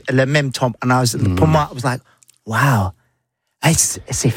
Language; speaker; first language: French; non-native, learner; English